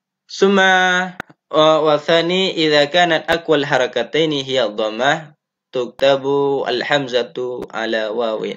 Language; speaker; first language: Arabic; non-native, fluent; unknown